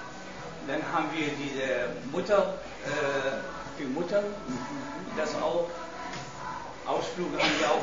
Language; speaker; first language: German; non-native, learner; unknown